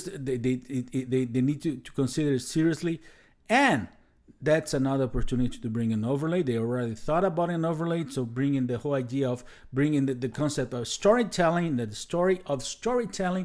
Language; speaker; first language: English; non-native, fluent; Portuguese